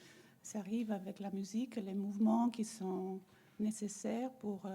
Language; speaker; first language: French; non-native, learner; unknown